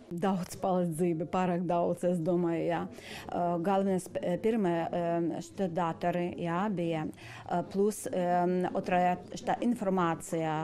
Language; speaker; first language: Latvian; non-native, learner; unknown